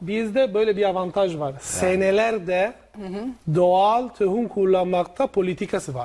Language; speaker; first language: Turkish; non-native, learner; Italian